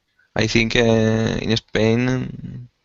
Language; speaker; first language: English; non-native, learner; Spanish